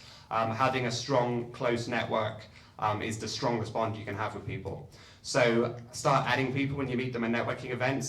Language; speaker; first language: English; native; English